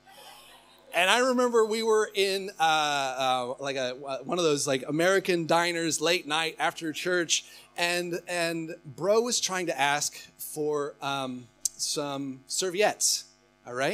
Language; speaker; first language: English; native; English